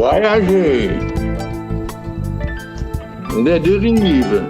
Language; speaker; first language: French; non-native, fluent; Dutch